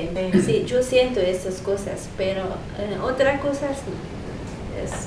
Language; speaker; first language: Spanish; non-native, learner; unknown